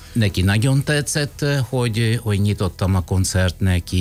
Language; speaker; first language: Hungarian; non-native, fluent; Italian